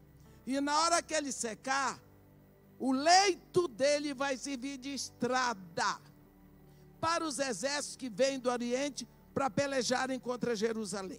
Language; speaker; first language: Portuguese; native; Portuguese